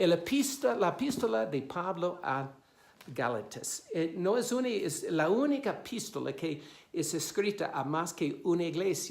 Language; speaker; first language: Spanish; non-native, fluent; English